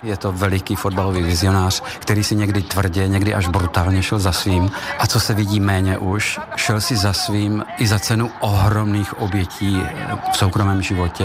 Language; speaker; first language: Czech; native; Czech